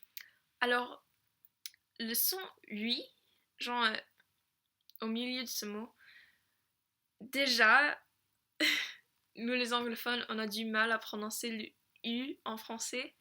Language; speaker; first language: French; non-native, fluent; English